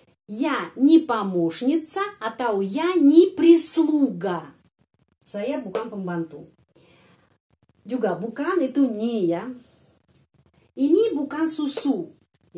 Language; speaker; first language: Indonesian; non-native, fluent; Russian